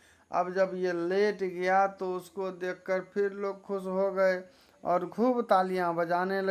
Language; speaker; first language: Hindi; native; Hindi